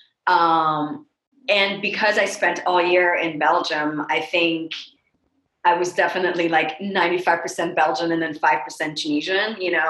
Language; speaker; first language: English; non-native, fluent; French